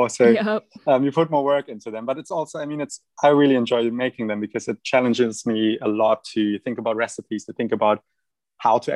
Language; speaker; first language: English; non-native, fluent; German